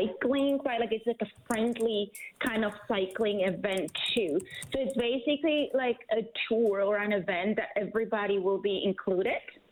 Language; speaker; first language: English; non-native, fluent; German